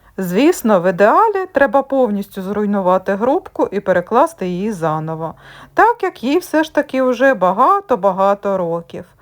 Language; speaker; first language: Ukrainian; native; Ukrainian